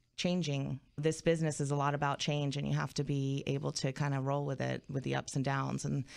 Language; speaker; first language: English; native; English